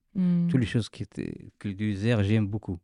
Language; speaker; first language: French; non-native, learner; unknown